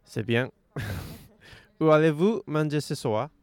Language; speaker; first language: French; non-native, learner; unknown